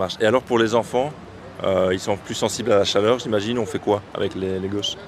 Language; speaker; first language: French; native; French